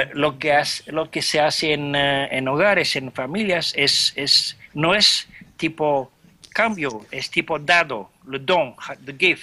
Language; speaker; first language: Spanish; non-native, fluent; French